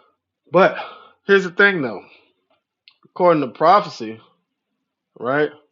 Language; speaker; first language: English; native; English